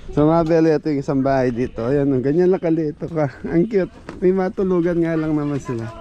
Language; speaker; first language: Filipino; non-native, local second language; Pampanga